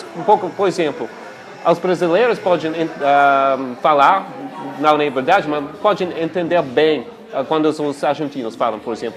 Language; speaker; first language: Portuguese; non-native, fluent; English